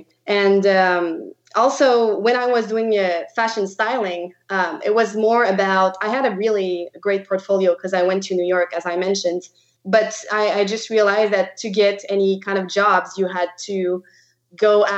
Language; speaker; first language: English; non-native, fluent; French